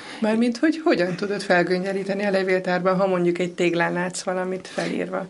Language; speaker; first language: Hungarian; native; Hungarian